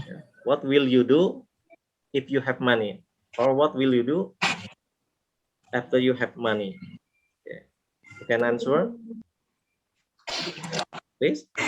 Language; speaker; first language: English; non-native, local second language; Indonesian